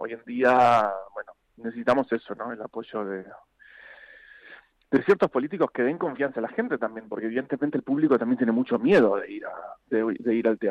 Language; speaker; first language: Spanish; native; Spanish